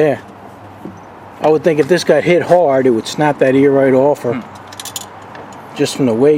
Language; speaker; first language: English; native; English